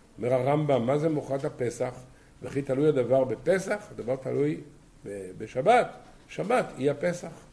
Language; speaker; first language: Hebrew; native; Hebrew